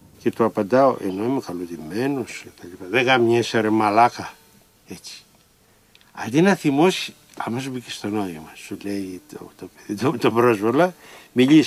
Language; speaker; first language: Greek; native; Greek